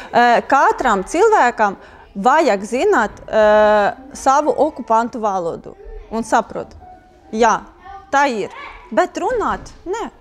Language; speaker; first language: Latvian; non-native, learner; Ukrainian